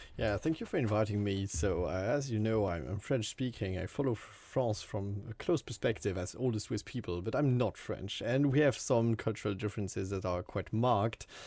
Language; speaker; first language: English; non-native, fluent; French